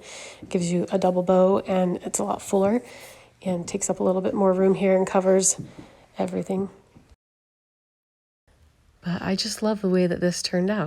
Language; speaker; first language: English; native; English